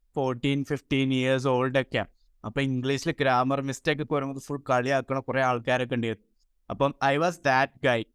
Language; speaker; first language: Malayalam; early bilingual, heritage; Malayalam